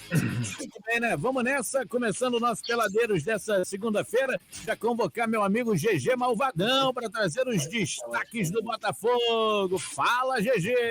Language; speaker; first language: Portuguese; native; Portuguese